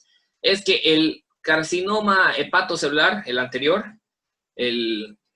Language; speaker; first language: Spanish; native; Spanish